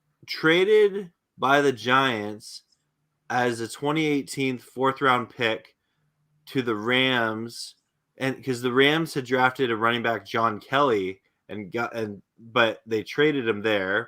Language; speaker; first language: English; native; English